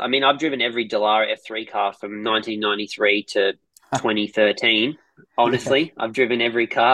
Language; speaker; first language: English; native; English